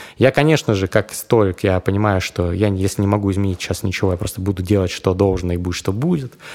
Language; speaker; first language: Russian; native; Russian